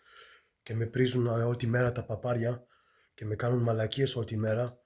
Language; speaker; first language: Greek; early bilingual, heritage; Greek